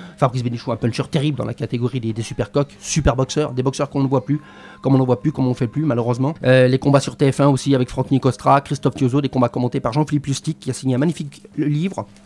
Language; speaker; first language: French; native; French